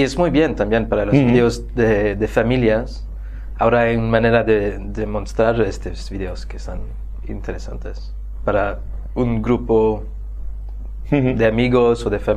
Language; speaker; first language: Spanish; non-native, fluent; French